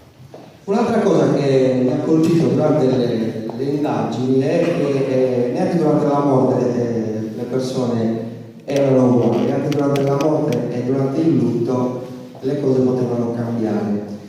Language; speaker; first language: Italian; native; Italian